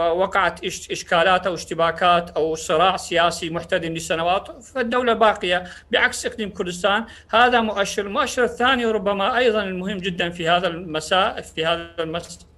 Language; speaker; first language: Arabic; non-native, local second language; Central Kurdish